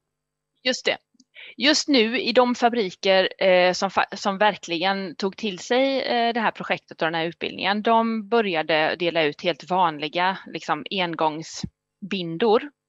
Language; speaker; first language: Swedish; native; Swedish